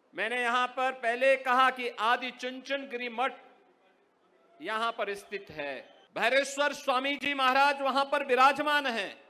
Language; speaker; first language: Hindi; native; Hindi